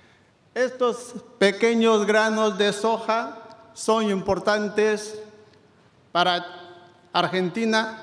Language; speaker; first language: Spanish; non-native, fluent; Chinese